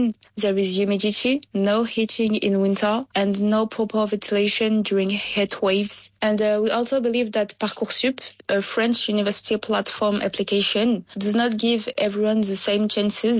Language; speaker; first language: English; non-native, learner; French